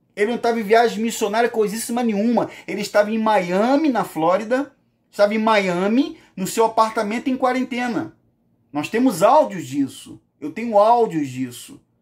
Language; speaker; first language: Portuguese; native; Portuguese